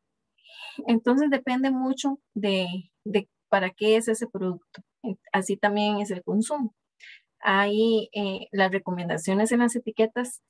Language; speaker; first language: Spanish; native; Spanish